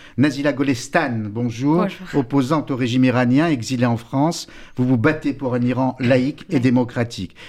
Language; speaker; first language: French; native; French